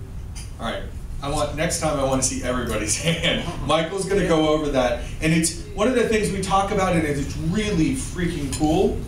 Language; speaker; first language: English; native; English